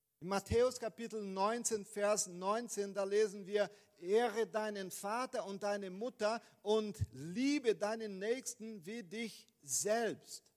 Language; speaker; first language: German; non-native, fluent; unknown